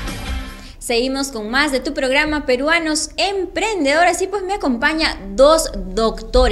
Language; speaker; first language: Spanish; native; Spanish